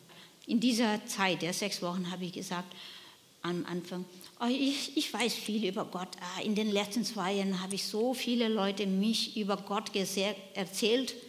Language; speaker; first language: German; non-native, learner; Nepali